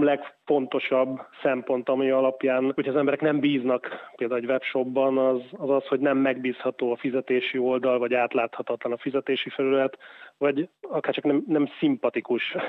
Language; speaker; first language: Hungarian; native; Hungarian